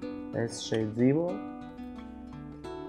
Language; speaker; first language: Latvian; non-native, local second language; Russian